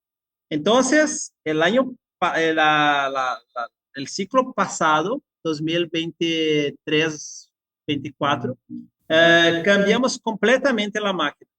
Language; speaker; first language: Spanish; non-native, fluent; Portuguese